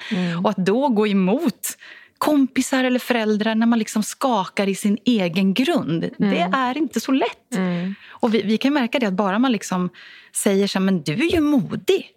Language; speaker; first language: Swedish; native; Swedish